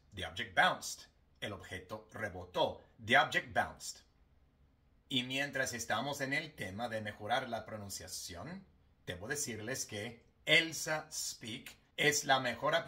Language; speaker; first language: Spanish; non-native, fluent; English